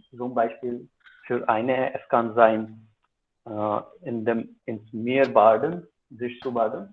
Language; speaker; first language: German; non-native, fluent; Hindi